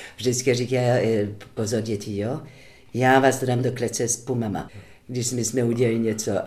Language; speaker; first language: Czech; non-native, fluent; French